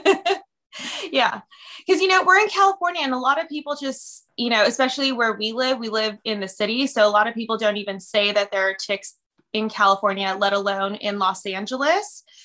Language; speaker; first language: English; native; English